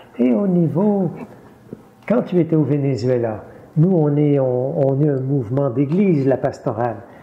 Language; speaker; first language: French; native; French